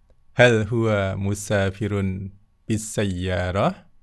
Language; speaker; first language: Arabic; non-native, fluent; Indonesian